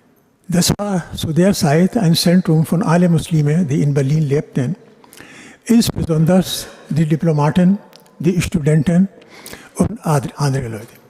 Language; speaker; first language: German; non-native, fluent; Urdu